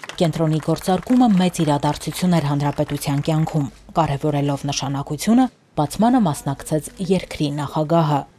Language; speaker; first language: Armenian; native; Armenian